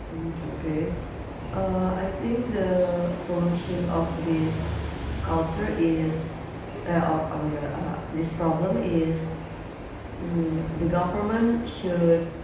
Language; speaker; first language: English; non-native, learner; Indonesian